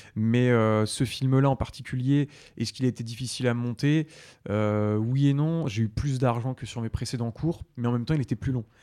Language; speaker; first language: French; native; French